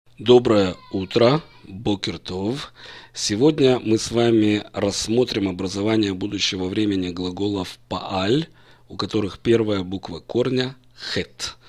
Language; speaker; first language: Russian; native; Russian